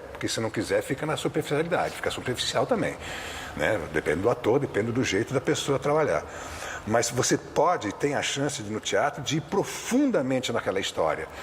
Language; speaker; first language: Portuguese; native; Portuguese